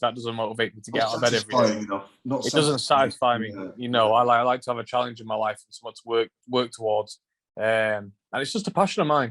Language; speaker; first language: English; native; English